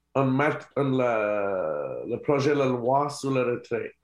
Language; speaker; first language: French; non-native, learner; English